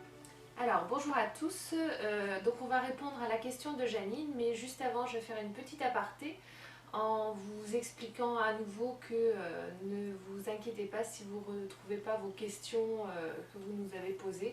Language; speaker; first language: French; native; French